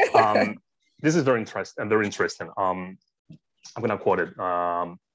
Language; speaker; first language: English; non-native, fluent; Spanish